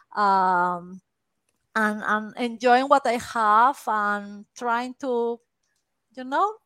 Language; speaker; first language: English; non-native, fluent; Spanish